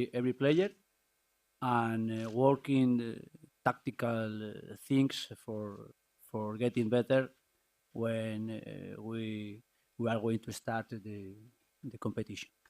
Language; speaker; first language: English; non-native, learner; Spanish